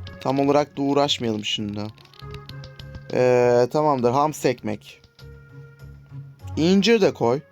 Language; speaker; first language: Turkish; native; Turkish